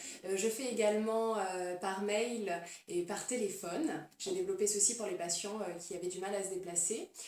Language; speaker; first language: French; native; French